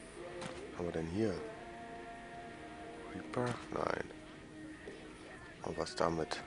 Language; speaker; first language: German; native; German